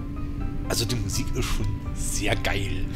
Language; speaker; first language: German; native; German